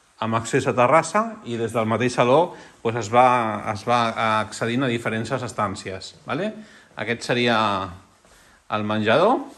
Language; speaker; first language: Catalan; non-native, local second language; Spanish